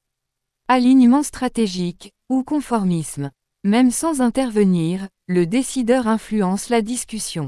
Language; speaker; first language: French; native; French